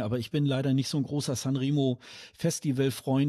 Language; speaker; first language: German; native; German